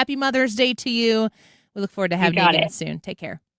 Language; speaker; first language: English; native; English